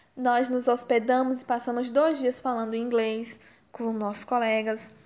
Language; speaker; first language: Portuguese; native; Portuguese